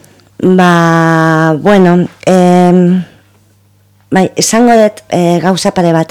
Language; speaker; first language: Basque; non-native, local second language; Spanish